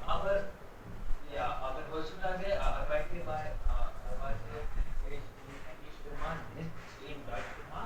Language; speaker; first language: German; non-native, learner; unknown